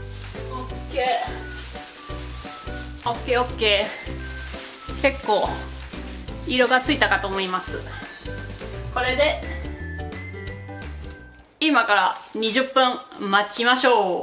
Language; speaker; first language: Japanese; non-native, fluent; German